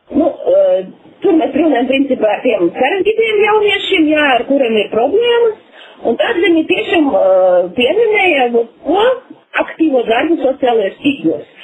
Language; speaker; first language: Latvian; non-native, local second language; Russian